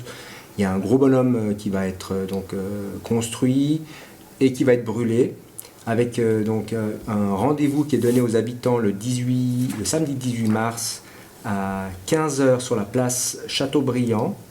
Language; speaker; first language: French; native; French